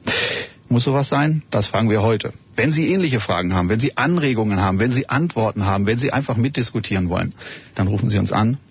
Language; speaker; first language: German; native; German